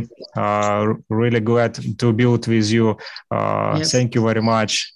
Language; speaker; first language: English; non-native, learner; Russian